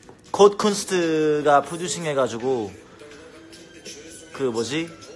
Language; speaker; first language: Korean; early bilingual, heritage; Korean